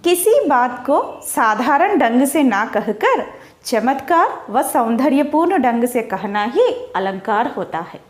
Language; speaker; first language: Hindi; non-native, local second language; Telugu